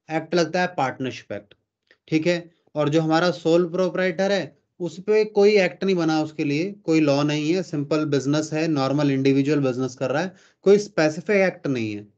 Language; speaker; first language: Hindi; native; Hindi